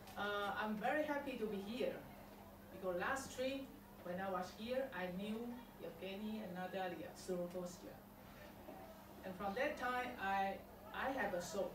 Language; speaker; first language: English; non-native, fluent; Chinese